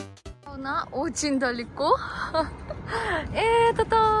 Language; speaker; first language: Russian; non-native, fluent; Korean